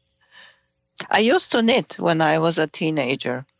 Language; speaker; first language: English; non-native, fluent; Romanian